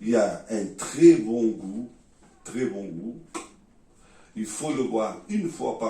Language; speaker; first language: French; non-native, learner; Portuguese